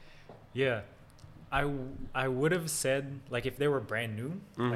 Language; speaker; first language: English; early bilingual, other home language; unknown